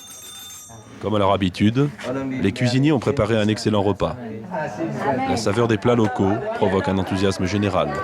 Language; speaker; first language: French; native; French